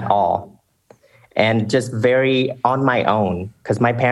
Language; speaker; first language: English; non-native, fluent; Vietnamese